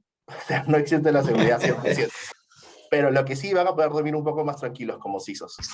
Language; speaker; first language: Spanish; native; Spanish